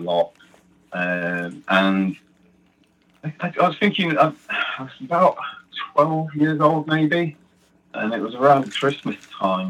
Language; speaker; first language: English; native; English